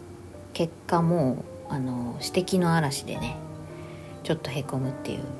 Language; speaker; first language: Japanese; native; Japanese